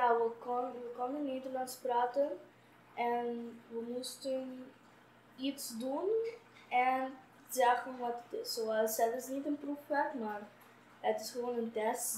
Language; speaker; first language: Dutch; non-native, local second language; Papiamento